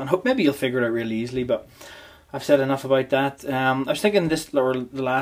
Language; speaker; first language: English; native; English